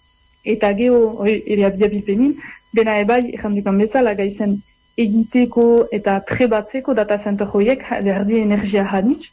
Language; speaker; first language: Basque; native; Basque